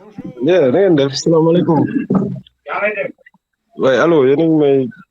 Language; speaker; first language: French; non-native, local second language; Wolof